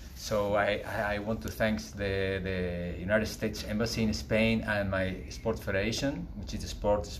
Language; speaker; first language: English; non-native, fluent; Spanish